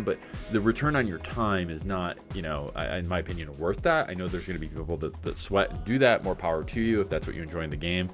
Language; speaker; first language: English; native; English